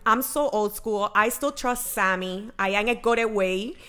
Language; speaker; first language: English; early bilingual, other home language; Spanish